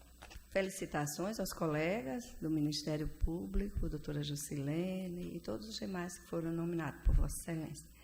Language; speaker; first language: Portuguese; native; Portuguese